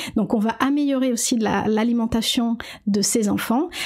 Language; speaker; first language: French; non-native, fluent; Portuguese